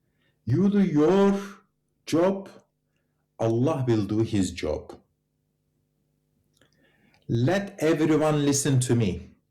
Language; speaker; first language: English; non-native, fluent; Turkish